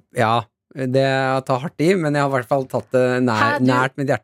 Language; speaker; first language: Norwegian; native; Norwegian